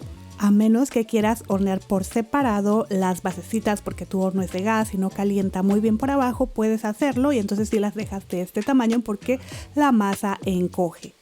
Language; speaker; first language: Spanish; native; Spanish